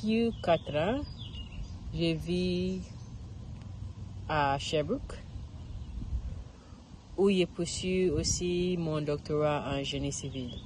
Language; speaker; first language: French; non-native, learner; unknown